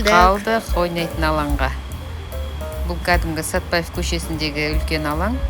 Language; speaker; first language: Kazakh; native; Kazakh